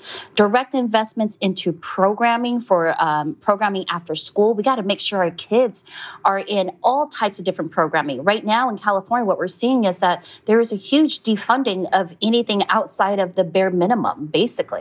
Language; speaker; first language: English; native; English